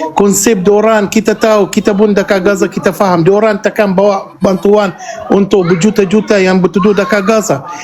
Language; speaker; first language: Malay; non-native, fluent; Arabic